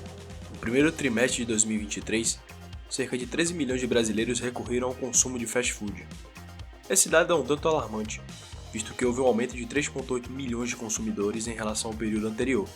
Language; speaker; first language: Portuguese; native; Portuguese